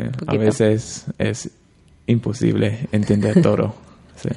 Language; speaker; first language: Spanish; non-native, learner; German